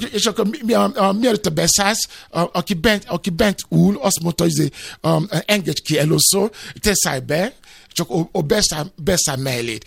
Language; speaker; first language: Hungarian; non-native, learner; Yoruba